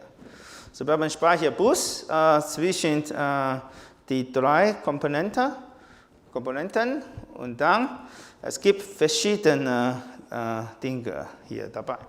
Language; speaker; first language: German; non-native, fluent; Chinese